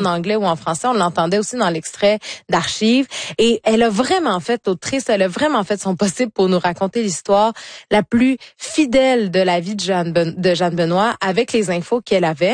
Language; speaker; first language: French; native; French